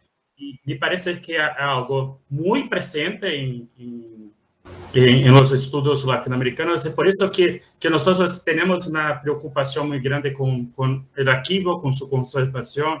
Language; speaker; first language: Spanish; non-native, fluent; Portuguese